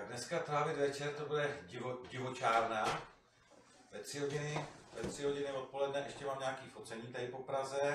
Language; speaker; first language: Czech; native; Czech